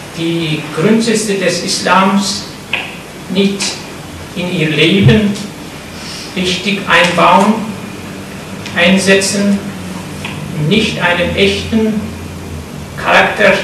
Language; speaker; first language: German; non-native, fluent; Turkish